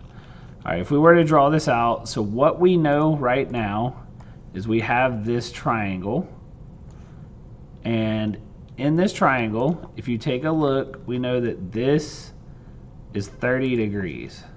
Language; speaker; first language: English; native; English